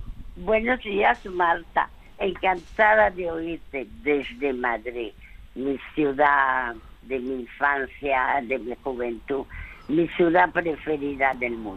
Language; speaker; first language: Spanish; early bilingual, other home language; French